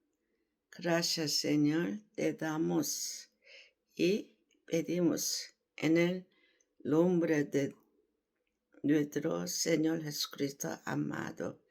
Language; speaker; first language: Spanish; non-native, learner; Korean